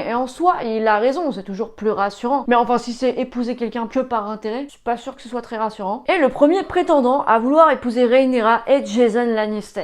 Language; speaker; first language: French; native; French